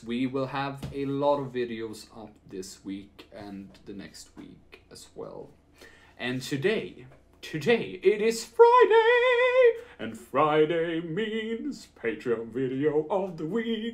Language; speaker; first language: English; non-native, fluent; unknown